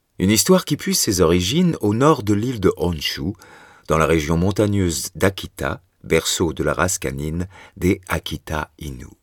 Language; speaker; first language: French; native; French